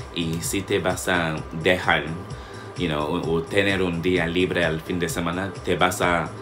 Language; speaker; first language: Spanish; non-native, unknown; English